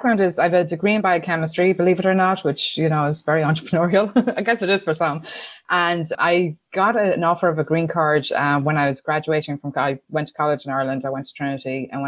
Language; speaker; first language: English; native; English